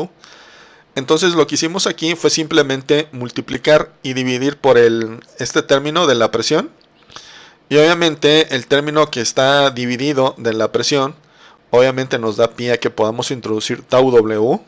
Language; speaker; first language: Spanish; native; Spanish